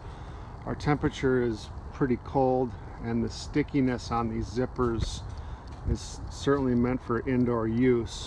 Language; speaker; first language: English; native; English